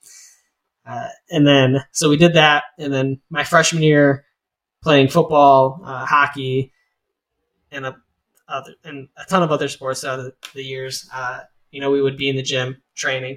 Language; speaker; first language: English; native; English